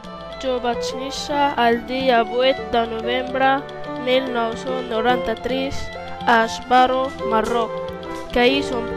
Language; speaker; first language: Catalan; non-native, learner; Berber languages